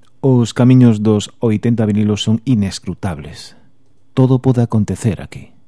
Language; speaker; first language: Galician; native; Galician